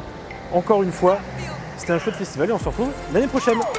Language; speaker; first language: French; native; French